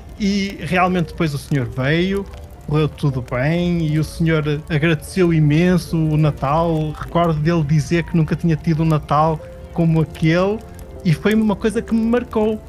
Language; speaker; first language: Portuguese; early bilingual, heritage; Portuguese